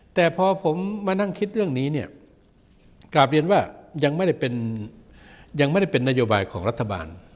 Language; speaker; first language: Thai; native; Thai